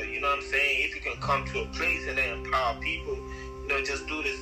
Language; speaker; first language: English; non-native, local second language; Akan